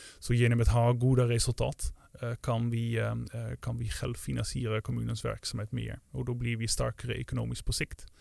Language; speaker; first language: Swedish; non-native, fluent; Dutch